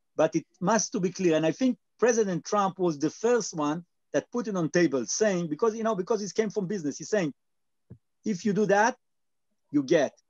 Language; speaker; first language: English; non-native, learner; Hebrew